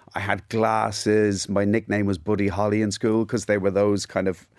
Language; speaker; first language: English; native; English